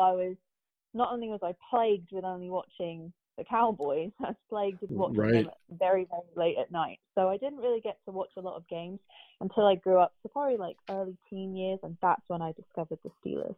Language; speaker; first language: English; native; English